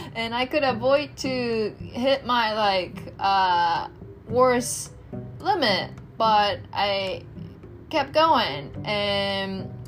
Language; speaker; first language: English; non-native, fluent; Japanese